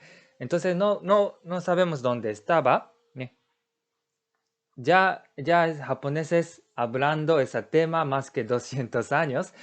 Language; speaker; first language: Spanish; non-native, learner; Japanese